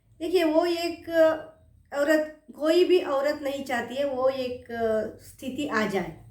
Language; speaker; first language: Hindi; non-native, local second language; Kannada